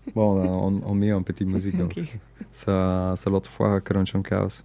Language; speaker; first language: French; non-native, learner; Indonesian